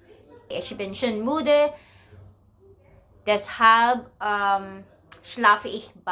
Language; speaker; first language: German; non-native, learner; Filipino